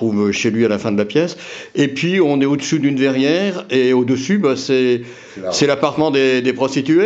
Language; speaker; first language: French; native; French